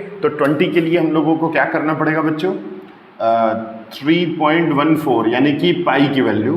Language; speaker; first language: Hindi; native; Hindi